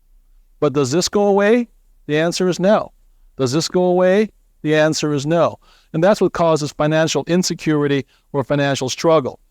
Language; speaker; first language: English; native; English